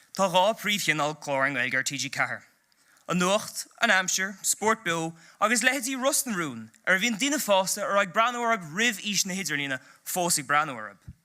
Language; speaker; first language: Irish; native; Irish